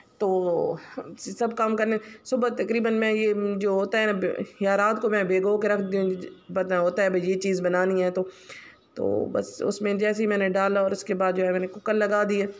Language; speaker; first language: Urdu; non-native, local second language; Punjabi